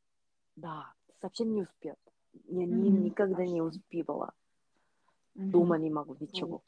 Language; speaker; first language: Russian; non-native, learner; Korean